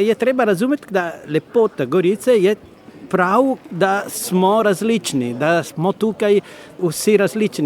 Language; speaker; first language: Slovenian; non-native, learner; Italian